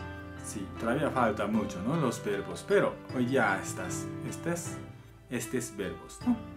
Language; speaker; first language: Spanish; non-native, fluent; Japanese